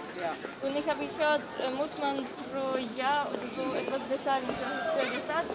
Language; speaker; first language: German; non-native, learner; Russian